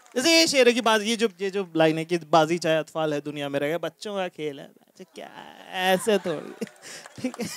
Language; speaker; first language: Hindi; native; Hindi